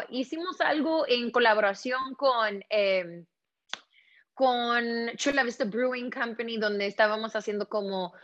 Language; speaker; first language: Spanish; early bilingual, heritage; Spanish